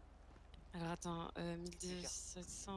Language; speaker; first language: French; native; French